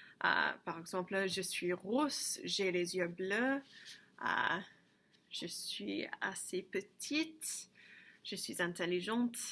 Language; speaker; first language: French; non-native, fluent; English